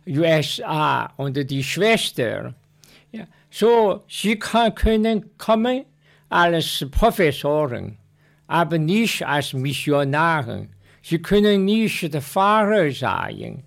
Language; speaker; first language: German; non-native, learner; Chinese